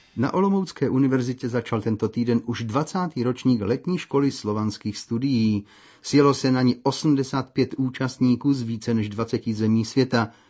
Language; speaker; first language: Czech; native; Czech